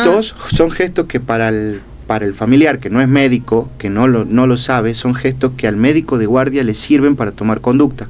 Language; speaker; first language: Spanish; native; Spanish